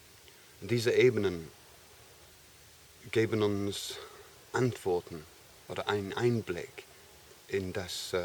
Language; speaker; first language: German; non-native, fluent; English